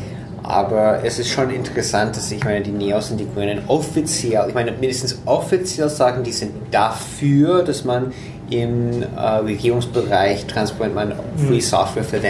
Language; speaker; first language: German; non-native, fluent; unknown